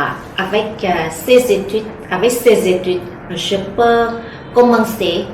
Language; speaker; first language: French; non-native, fluent; Vietnamese